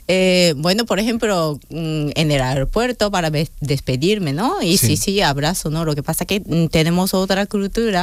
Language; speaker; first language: Spanish; non-native, fluent; Japanese